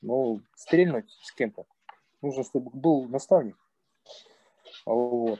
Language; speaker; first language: Russian; native; Russian